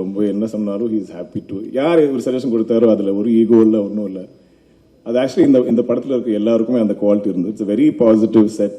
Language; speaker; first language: Tamil; non-native, local second language; Malayalam